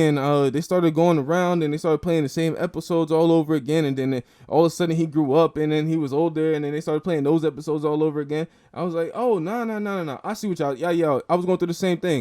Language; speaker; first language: English; native; English